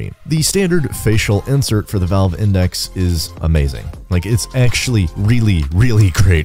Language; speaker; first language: English; native; English